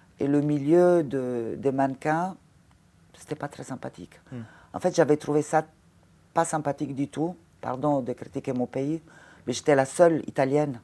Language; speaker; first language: French; non-native, fluent; Italian